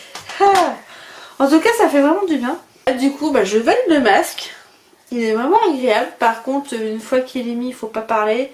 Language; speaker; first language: French; native; French